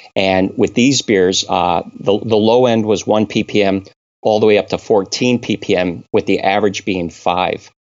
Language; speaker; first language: English; native; English